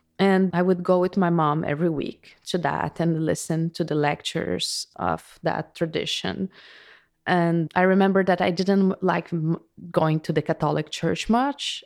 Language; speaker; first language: English; non-native, fluent; Portuguese